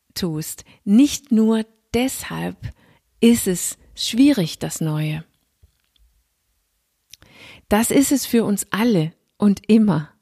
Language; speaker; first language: German; non-native, fluent; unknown